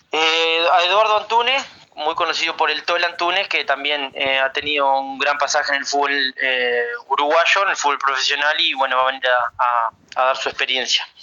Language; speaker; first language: Spanish; native; Spanish